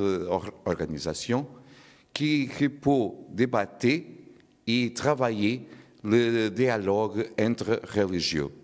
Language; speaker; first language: French; non-native, learner; Portuguese